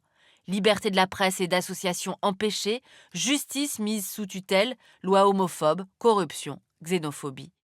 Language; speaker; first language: French; native; French